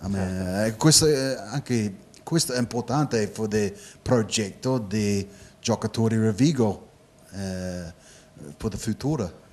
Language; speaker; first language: Italian; non-native, learner; English